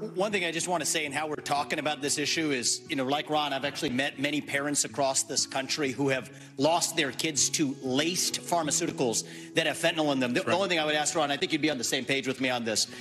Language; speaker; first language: English; native; English